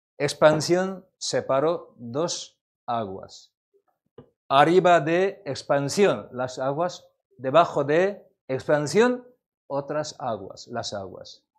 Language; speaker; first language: Spanish; non-native, learner; Korean